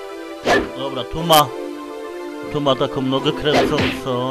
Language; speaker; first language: Polish; native; Polish